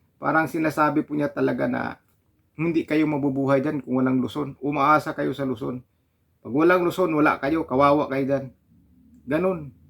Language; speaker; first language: Filipino; non-native, local second language; Cebuano